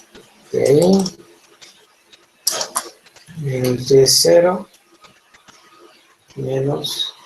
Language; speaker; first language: Spanish; native; Spanish